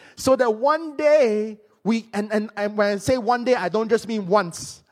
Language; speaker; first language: English; non-native, local second language; Min Nan Chinese